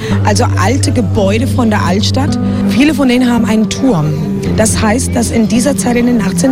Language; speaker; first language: German; non-native, fluent; Spanish